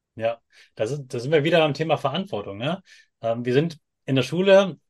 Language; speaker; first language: German; native; German